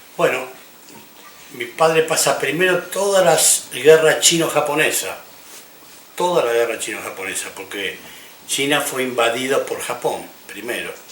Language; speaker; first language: Spanish; early bilingual, other home language; English